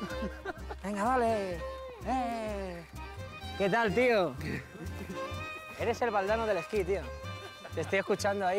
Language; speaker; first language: Spanish; native; Spanish